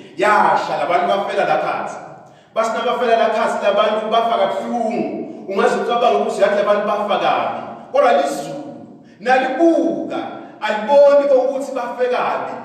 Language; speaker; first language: Zulu; non-native, local second language; Swati